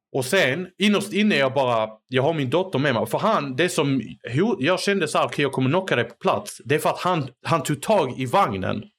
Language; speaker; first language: Swedish; early bilingual, other home language; Arabic